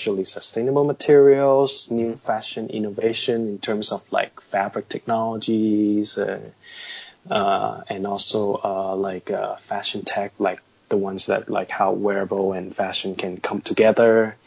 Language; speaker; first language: English; non-native, local second language; Cantonese